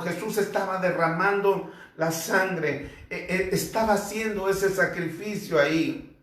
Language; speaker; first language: Spanish; native; Spanish